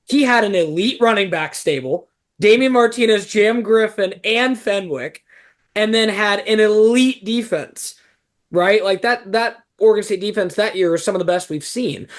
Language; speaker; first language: English; native; English